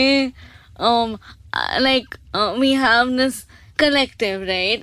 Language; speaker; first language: English; non-native, local second language; Bangla